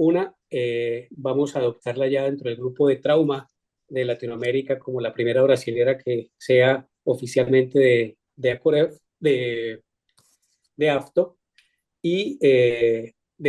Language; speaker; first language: Spanish; native; Spanish